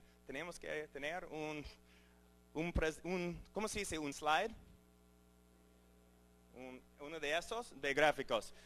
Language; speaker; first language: Spanish; non-native, learner; English